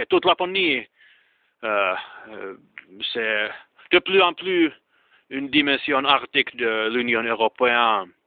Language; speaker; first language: French; non-native, learner; Finnish